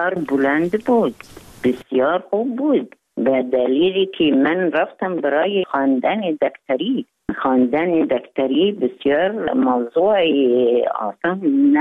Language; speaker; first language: Persian; non-native, fluent; Arabic